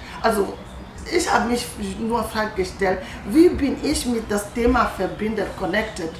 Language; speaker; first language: German; non-native, fluent; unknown